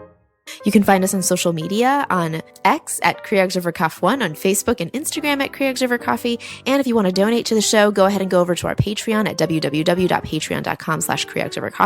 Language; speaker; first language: English; native; English